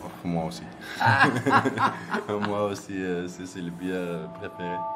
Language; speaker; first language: French; non-native, learner; Arabic